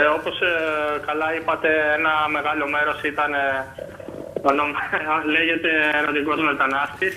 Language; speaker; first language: Greek; native; Greek